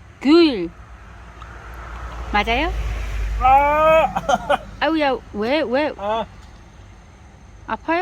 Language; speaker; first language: Korean; non-native, learner; Vietnamese